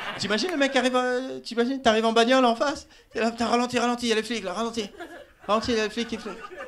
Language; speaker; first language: French; native; French